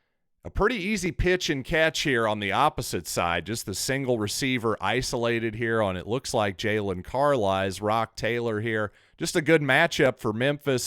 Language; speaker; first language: English; native; English